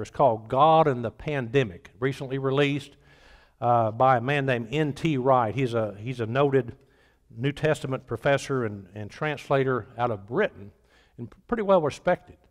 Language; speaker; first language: English; native; English